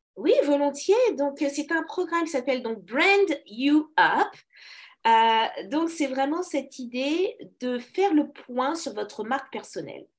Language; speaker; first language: French; native; French